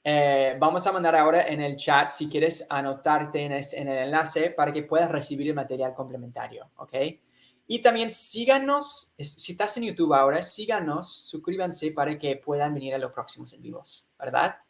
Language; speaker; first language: Spanish; non-native, fluent; English